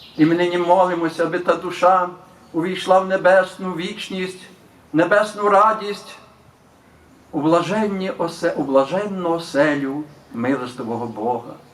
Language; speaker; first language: Ukrainian; native; Ukrainian